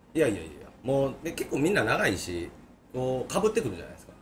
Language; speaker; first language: Japanese; native; Japanese